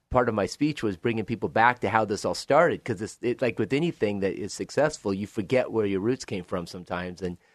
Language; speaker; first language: English; native; English